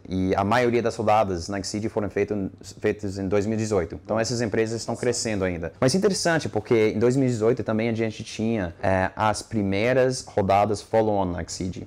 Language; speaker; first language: Portuguese; non-native, fluent; English